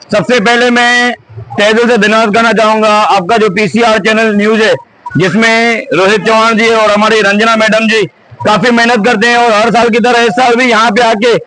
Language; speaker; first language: Hindi; non-native, local second language; Sindhi